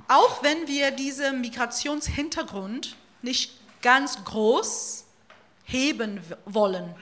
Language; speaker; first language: German; non-native, fluent; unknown